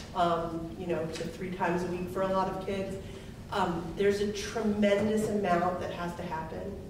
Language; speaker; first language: English; native; English